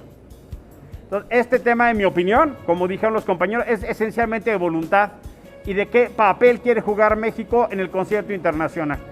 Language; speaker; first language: Spanish; native; Spanish